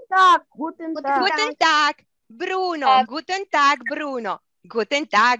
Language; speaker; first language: German; non-native, fluent; Russian